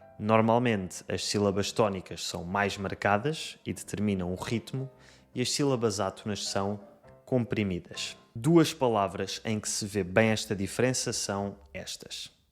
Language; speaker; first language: Portuguese; native; Portuguese